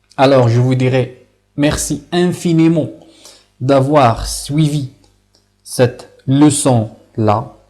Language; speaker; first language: French; non-native, local second language; Arabic